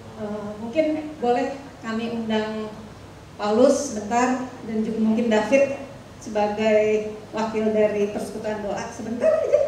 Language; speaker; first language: Indonesian; native; Indonesian